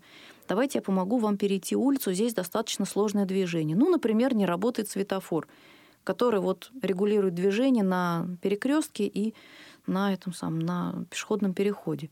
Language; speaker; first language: Russian; native; Russian